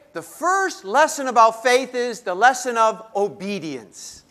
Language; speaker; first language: English; native; English